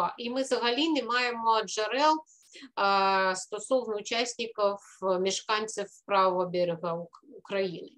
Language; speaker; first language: Ukrainian; non-native, fluent; Russian